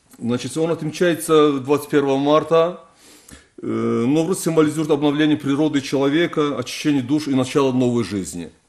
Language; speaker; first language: Russian; non-native, local second language; Azerbaijani